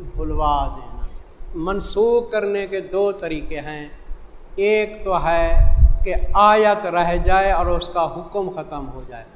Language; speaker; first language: Urdu; non-native, local second language; Saraiki